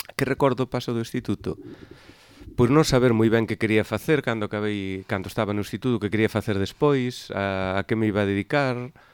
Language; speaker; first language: Galician; native; Galician